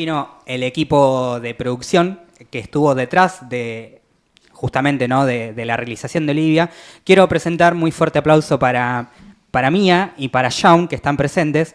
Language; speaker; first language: Spanish; native; Spanish